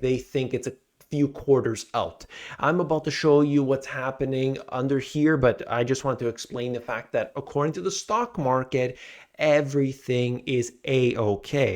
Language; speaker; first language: English; native; English